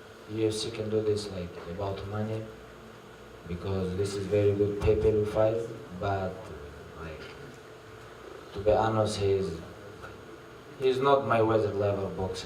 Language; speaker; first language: English; non-native, learner; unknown